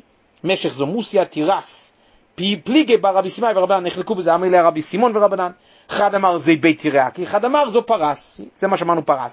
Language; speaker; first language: Hebrew; native; Hebrew